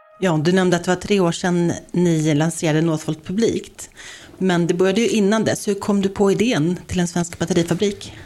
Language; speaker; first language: Swedish; native; Swedish